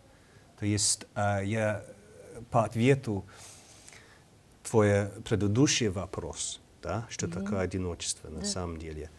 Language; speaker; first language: Russian; non-native, fluent; English